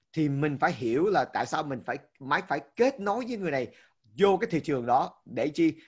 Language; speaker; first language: Vietnamese; early bilingual, heritage; Vietnamese